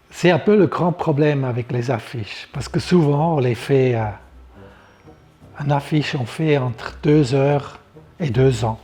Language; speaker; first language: French; non-native, local second language; German